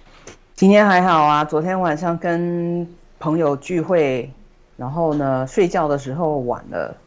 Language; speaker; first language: Chinese; native; Chinese